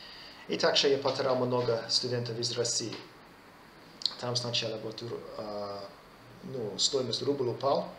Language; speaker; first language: Russian; non-native, fluent; English